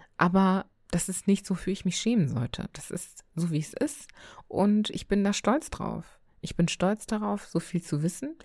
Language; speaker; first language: German; early bilingual, other home language; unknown